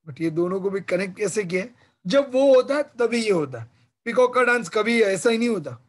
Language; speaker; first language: Hindi; non-native, local second language; Marathi